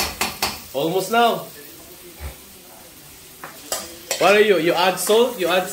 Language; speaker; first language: English; non-native, learner; Filipino